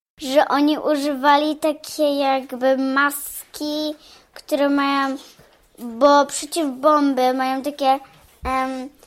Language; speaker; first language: Polish; early bilingual, heritage; Polish